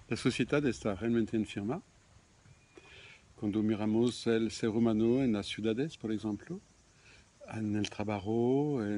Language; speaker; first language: Spanish; non-native, fluent; French